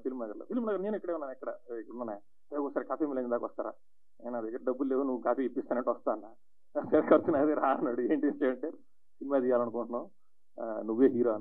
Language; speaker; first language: Telugu; native; Telugu